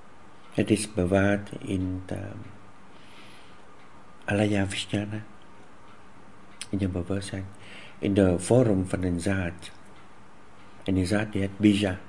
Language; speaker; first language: Dutch; non-native, fluent; Vietnamese